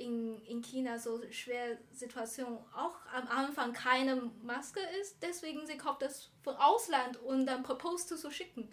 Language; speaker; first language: German; non-native, learner; Chinese